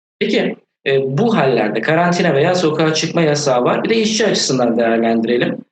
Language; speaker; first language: Turkish; native; Turkish